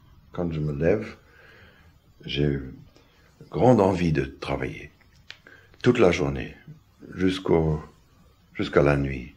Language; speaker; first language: French; non-native, fluent; German